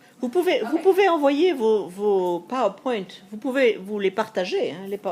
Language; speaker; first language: French; non-native, fluent; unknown